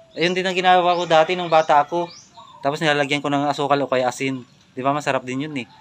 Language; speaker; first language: Filipino; native; Filipino